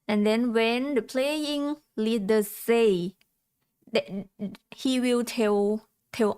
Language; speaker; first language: English; non-native, learner; Thai